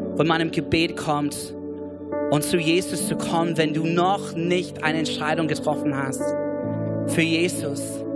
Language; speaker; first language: German; non-native, fluent; English